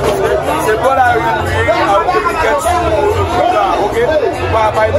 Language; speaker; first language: French; non-native, local second language; Haitian Creole